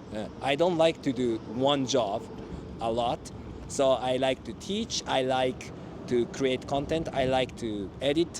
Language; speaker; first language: English; non-native, fluent; Japanese